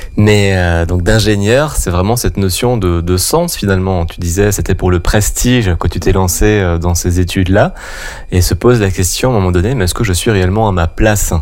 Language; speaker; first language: French; native; French